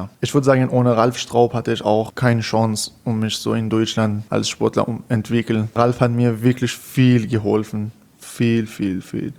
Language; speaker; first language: German; non-native, learner; Persian